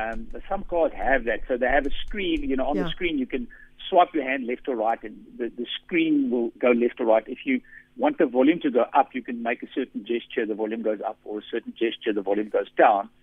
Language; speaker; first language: English; non-native, local second language; Afrikaans